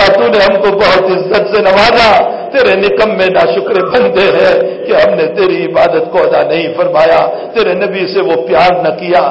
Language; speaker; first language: Urdu; non-native, local second language; Gujarati